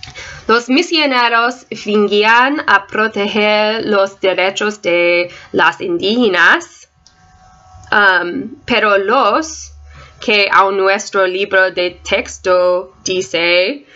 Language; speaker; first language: Spanish; non-native, learner; English